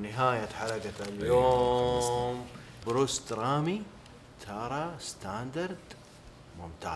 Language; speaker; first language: Arabic; native; Arabic